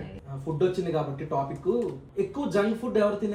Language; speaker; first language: Telugu; native; Telugu